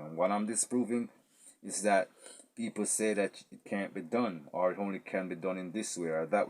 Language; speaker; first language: English; native; English